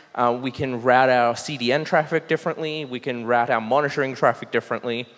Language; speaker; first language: English; native; English